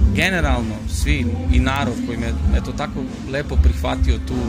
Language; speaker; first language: Croatian; non-native, fluent; Macedonian